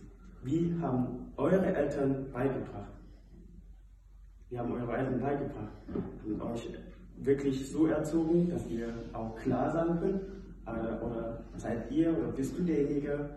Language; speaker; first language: German; non-native, fluent; Indonesian